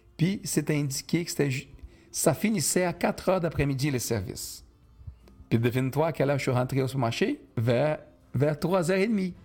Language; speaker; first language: French; non-native, fluent; Portuguese